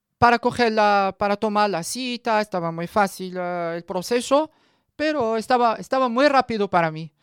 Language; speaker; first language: Spanish; non-native, learner; Arabic